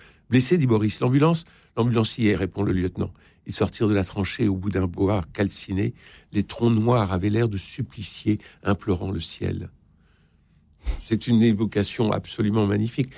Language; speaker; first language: French; native; French